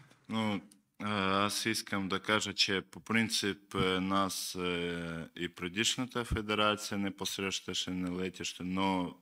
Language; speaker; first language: Bulgarian; non-native, learner; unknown